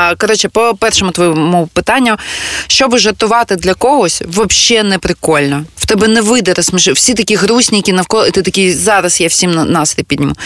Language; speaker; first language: Ukrainian; non-native, local second language; Russian